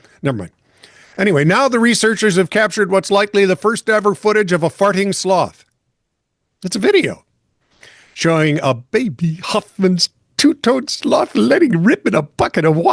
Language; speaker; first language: English; native; English